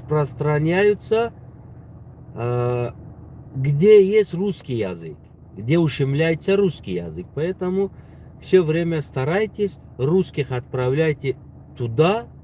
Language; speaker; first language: Russian; non-native, local second language; Tajik